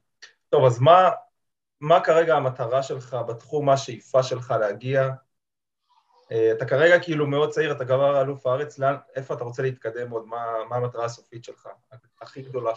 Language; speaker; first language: Hebrew; native; Hebrew